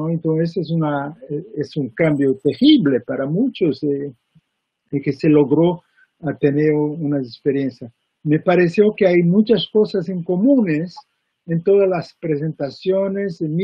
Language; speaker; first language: Spanish; non-native, fluent; Portuguese